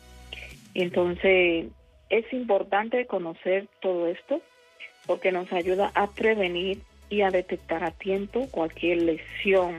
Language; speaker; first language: Spanish; native; Spanish